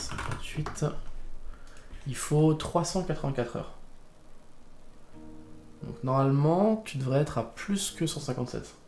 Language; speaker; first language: French; native; French